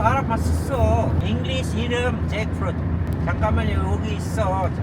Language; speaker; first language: Korean; non-native, learner; Malay